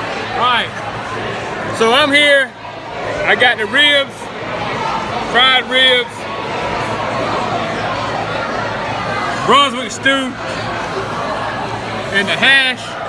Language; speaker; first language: English; native; English